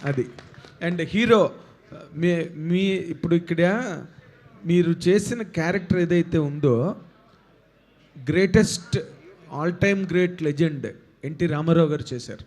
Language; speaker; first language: Telugu; native; Telugu